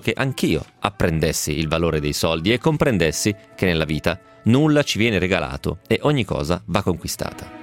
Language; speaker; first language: Italian; native; Italian